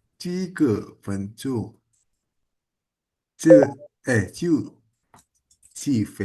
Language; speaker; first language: Chinese; non-native, learner; Indonesian